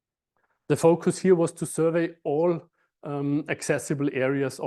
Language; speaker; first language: English; non-native, fluent; German